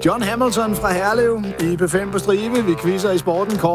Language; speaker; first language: Danish; native; Danish